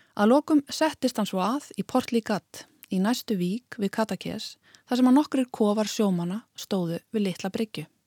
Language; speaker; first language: Icelandic; native; Icelandic